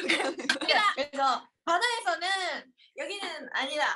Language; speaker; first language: Korean; non-native, learner; Japanese